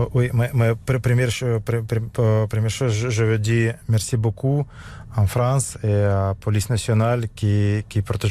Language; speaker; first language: French; non-native, learner; Russian